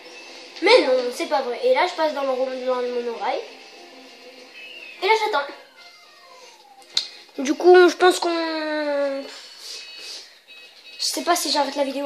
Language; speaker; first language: French; native; French